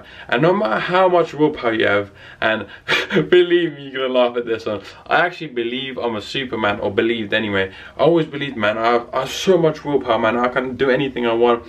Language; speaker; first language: English; native; English